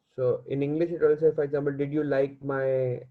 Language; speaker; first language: English; non-native, learner; Hindi